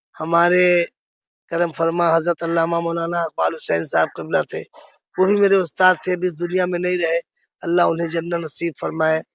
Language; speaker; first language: Urdu; native; Urdu